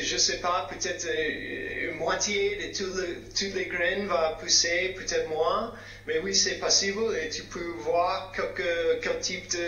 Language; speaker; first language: French; non-native, fluent; English